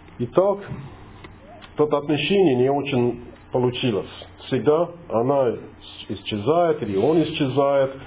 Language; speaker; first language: Russian; non-native, fluent; English